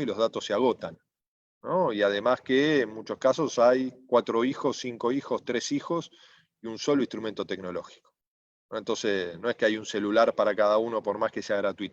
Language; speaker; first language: Spanish; native; Spanish